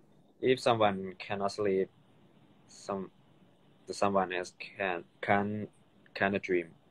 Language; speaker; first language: English; non-native, learner; Thai